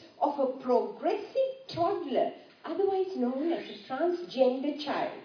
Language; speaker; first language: English; non-native, local second language; Sinhala